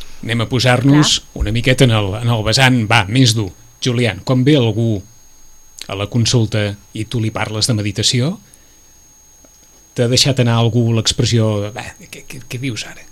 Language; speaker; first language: Catalan; native; Catalan